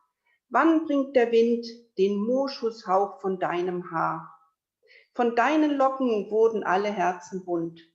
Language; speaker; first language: German; native; German